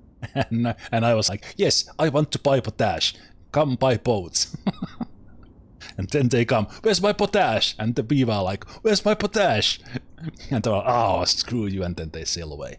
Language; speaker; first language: English; non-native, fluent; Finnish